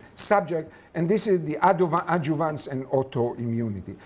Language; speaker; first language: English; non-native, fluent; Hebrew